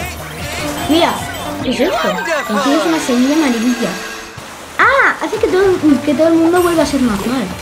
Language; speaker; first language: Spanish; native; Spanish